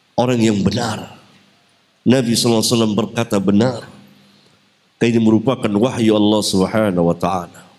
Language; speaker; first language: Malay; native; Malay